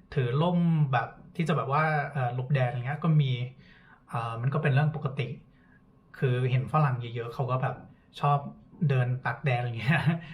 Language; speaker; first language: Thai; non-native, fluent; English